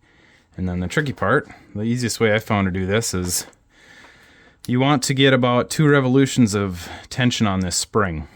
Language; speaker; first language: English; native; English